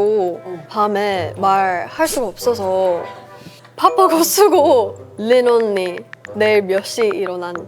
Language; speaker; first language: Korean; early bilingual, heritage; English